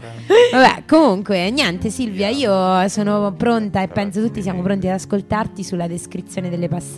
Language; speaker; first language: Italian; native; Italian